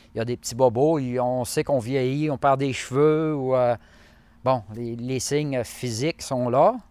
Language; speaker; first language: French; native; French